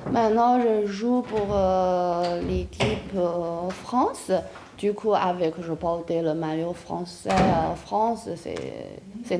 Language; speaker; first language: French; non-native, learner; Chinese